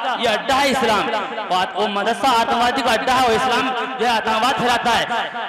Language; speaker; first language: Hindi; native; Hindi